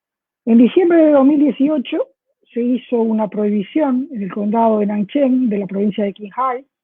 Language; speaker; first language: Spanish; native; Spanish